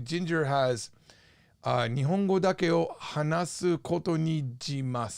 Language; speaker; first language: Japanese; non-native, fluent; English